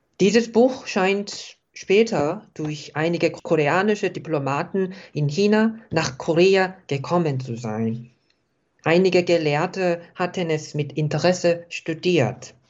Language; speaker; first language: German; non-native, fluent; Korean